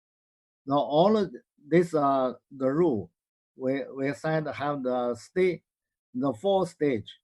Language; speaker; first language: English; non-native, learner; Chinese